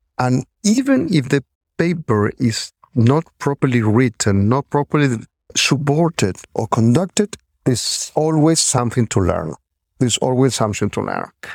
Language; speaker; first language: English; non-native, fluent; Spanish